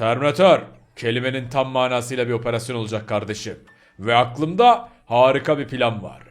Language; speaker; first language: Turkish; native; Turkish